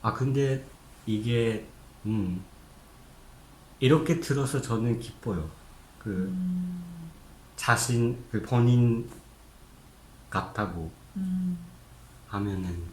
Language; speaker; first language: Korean; non-native, fluent; Japanese